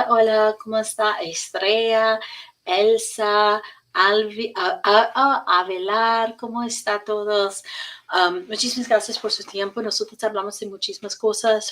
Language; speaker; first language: Spanish; non-native, learner; English